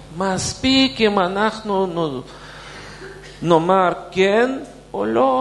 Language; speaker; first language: Hebrew; non-native, fluent; Russian